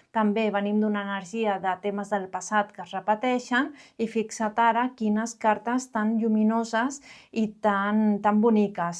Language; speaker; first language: Catalan; non-native, local second language; Spanish